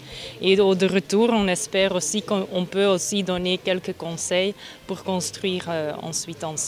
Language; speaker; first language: French; non-native, local second language; Dutch